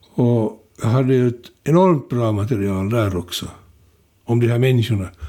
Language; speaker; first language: Swedish; native; Swedish